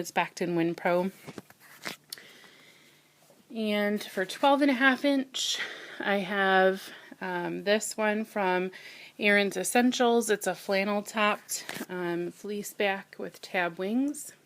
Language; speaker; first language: English; native; English